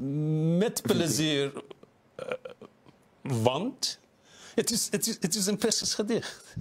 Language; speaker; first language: Dutch; non-native, fluent; Persian